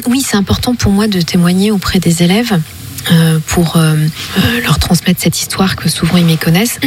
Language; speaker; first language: French; non-native, local second language; Kinyarwanda